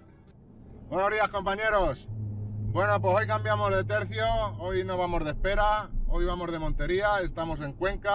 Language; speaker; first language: Spanish; native; Spanish